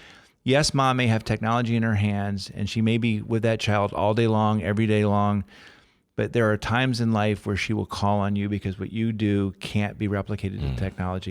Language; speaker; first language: English; native; English